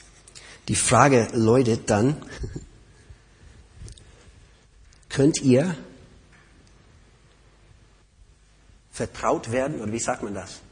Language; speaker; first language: German; non-native, fluent; English